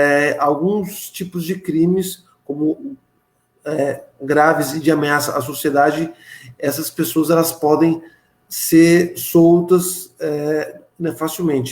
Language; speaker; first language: Portuguese; native; Portuguese